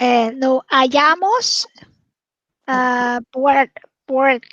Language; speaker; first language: Spanish; non-native, learner; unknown